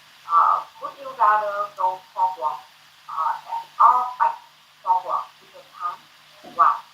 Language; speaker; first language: English; non-native, learner; Thai